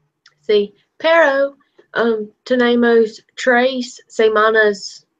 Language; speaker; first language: Spanish; non-native, learner; English